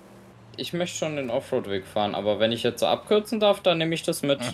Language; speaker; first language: German; native; German